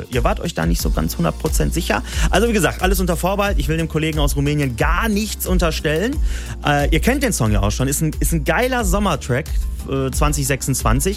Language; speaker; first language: German; native; German